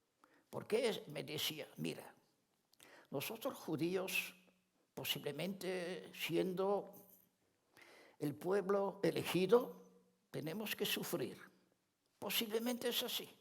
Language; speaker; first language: Spanish; non-native, fluent; Ladino